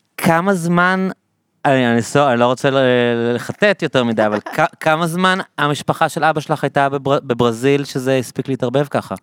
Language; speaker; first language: Hebrew; native; Hebrew